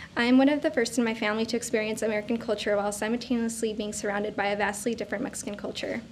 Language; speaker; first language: English; native; English